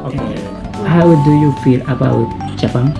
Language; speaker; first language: English; non-native, learner; Japanese